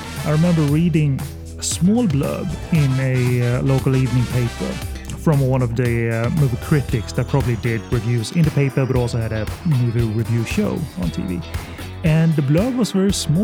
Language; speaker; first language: English; non-native, fluent; Swedish